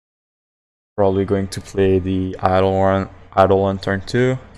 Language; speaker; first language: English; non-native, fluent; French